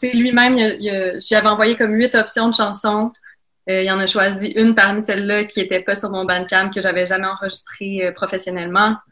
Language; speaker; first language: French; native; French